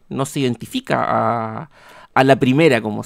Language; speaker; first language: Spanish; native; Spanish